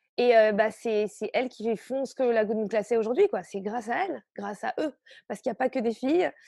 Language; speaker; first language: French; native; French